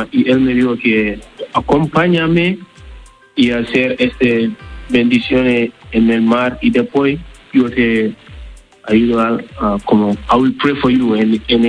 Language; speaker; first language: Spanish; non-native, learner; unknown